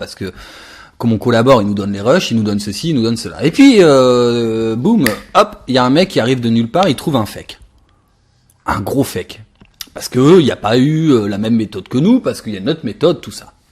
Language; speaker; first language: French; native; French